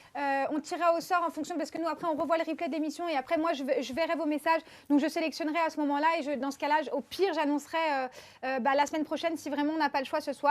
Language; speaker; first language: French; native; French